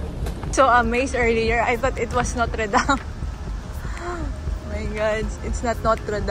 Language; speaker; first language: English; non-native, local second language; Filipino